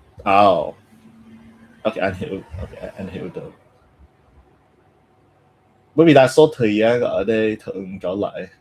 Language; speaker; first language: Vietnamese; non-native, learner; English